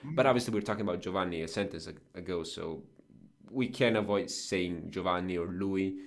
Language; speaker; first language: English; non-native, fluent; Italian